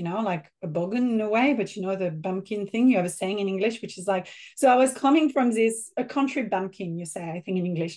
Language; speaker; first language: English; non-native, fluent; French